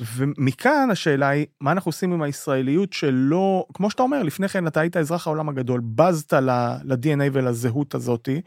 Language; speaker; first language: Hebrew; native; Hebrew